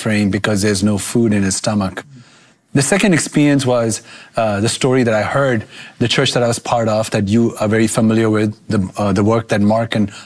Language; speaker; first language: English; non-native, local second language; Bangla